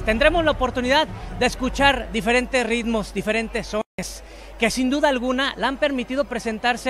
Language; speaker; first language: Spanish; native; Spanish